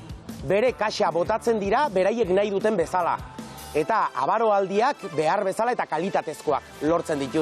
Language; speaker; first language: Basque; native; Basque